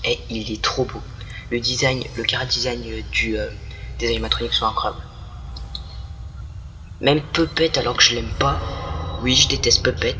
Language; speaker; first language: French; native; French